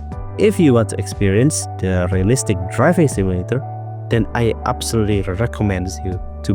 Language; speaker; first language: English; non-native, fluent; Indonesian